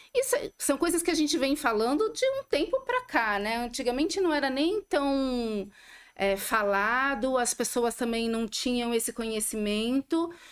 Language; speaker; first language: Portuguese; native; Portuguese